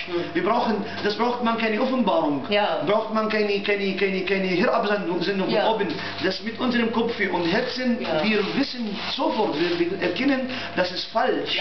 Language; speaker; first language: German; non-native, learner; Arabic